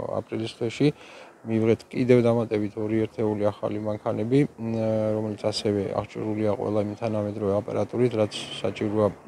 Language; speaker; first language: Georgian; native; Georgian